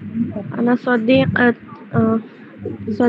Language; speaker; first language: Arabic; non-native, learner; Bangla